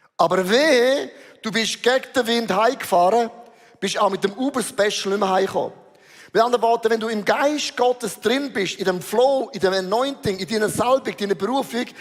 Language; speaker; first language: German; native; German